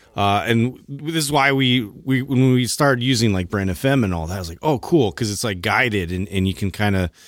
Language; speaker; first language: English; native; English